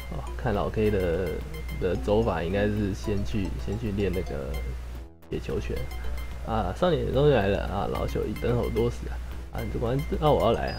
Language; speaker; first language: Chinese; native; Chinese